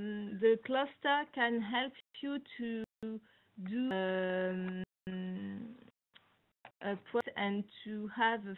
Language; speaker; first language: English; non-native, learner; French